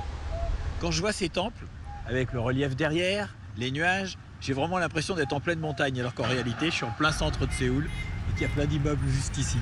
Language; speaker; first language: French; native; French